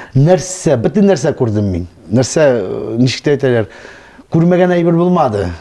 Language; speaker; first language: Tatar; non-native, local second language; Russian